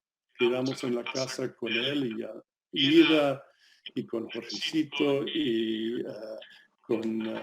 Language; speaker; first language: Spanish; non-native, fluent; English